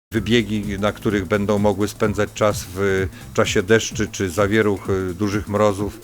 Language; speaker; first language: Polish; native; Polish